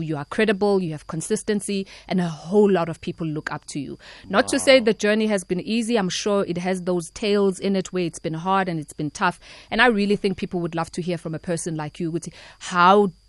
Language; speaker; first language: English; non-native, local second language; Zulu